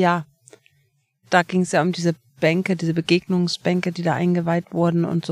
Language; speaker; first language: German; native; German